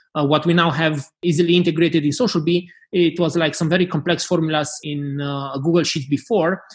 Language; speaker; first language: English; non-native, fluent; Romanian